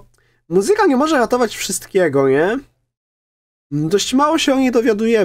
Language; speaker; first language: Polish; native; Polish